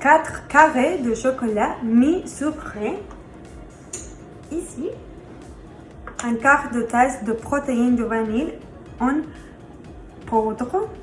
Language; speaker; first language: French; non-native, learner; Spanish